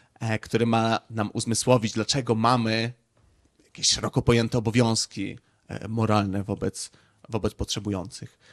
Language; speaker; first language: Polish; native; Polish